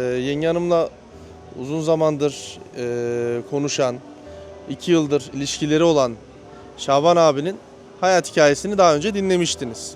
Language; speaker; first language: Turkish; native; Turkish